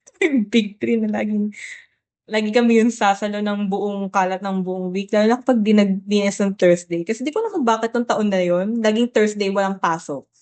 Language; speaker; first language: Filipino; native; Filipino